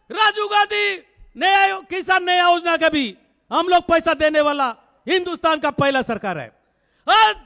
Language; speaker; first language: Hindi; native; Hindi